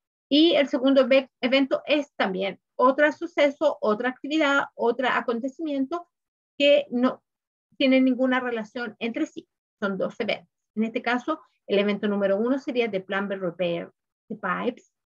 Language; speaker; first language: Spanish; native; Spanish